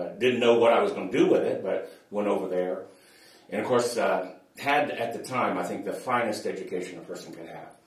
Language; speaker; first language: English; native; English